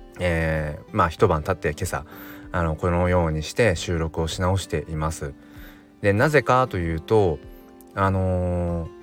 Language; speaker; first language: Japanese; native; Japanese